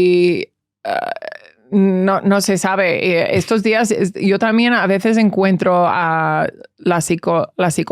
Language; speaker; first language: Spanish; early bilingual, heritage; English